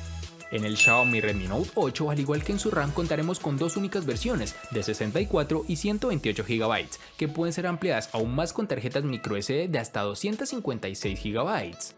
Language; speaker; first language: Spanish; native; Spanish